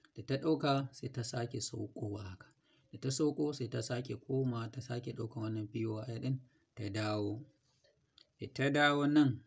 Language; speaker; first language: Hausa; non-native, local second language; Kanuri